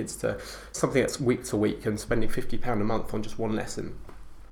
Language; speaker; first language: English; native; English